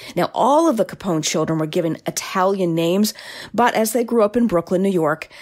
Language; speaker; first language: English; native; English